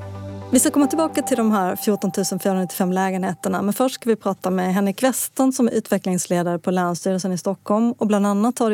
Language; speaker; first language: Swedish; native; Swedish